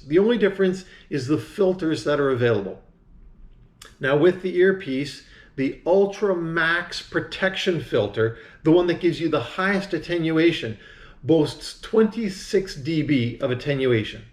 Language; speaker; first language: English; native; English